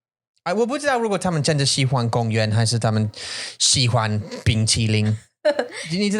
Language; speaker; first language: Chinese; non-native, learner; English